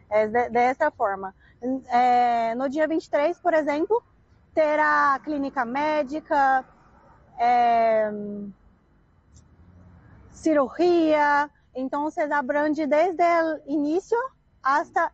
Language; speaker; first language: Spanish; non-native, learner; Portuguese